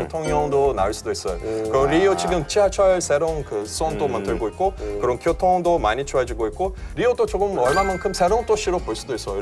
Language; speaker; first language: Korean; non-native, fluent; Portuguese